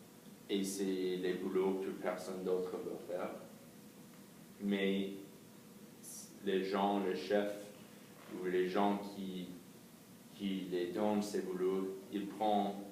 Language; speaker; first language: French; non-native, fluent; English